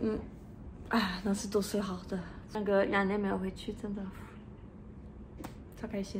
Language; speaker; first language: Chinese; non-native, fluent; French